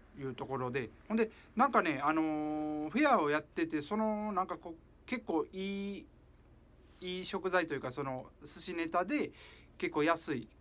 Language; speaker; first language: Japanese; native; Japanese